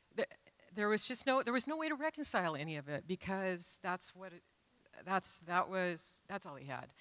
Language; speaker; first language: English; native; English